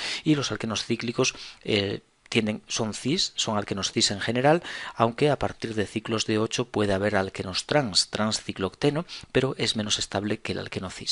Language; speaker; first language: Spanish; native; Spanish